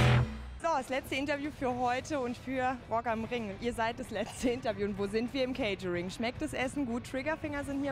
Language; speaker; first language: German; native; German